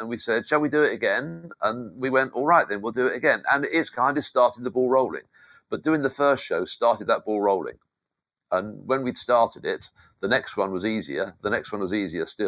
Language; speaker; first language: English; native; English